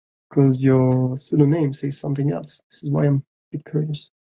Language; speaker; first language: English; non-native, fluent; French